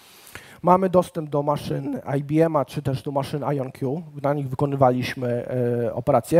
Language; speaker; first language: Polish; native; Polish